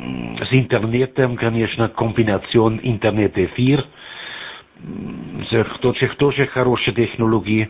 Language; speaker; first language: Russian; non-native, learner; German